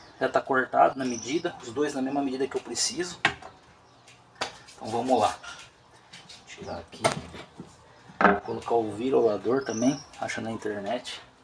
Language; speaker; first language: Portuguese; native; Portuguese